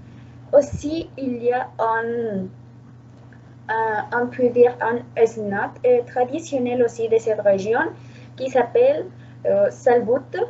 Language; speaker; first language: French; non-native, learner; Spanish